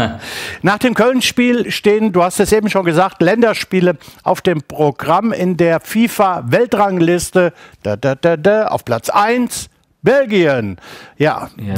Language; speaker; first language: German; native; German